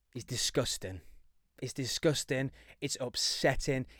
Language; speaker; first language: English; native; English